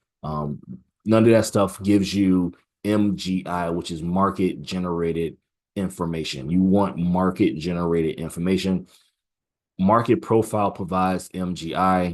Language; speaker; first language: English; native; English